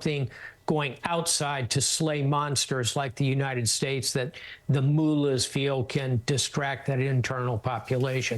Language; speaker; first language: English; native; English